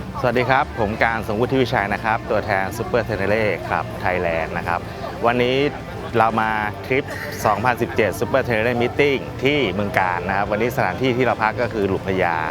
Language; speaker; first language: Thai; native; Thai